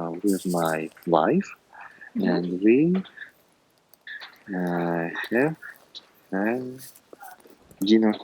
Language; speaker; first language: English; non-native, learner; Russian